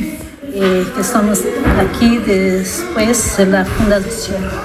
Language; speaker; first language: Spanish; non-native, learner; Italian